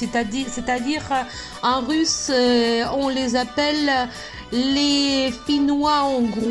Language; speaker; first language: French; non-native, fluent; Russian